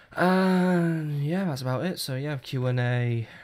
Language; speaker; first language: English; native; English